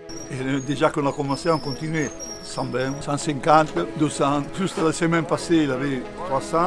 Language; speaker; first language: French; non-native, learner; Italian